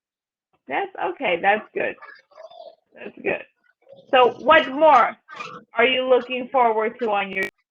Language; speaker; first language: English; non-native, fluent; Spanish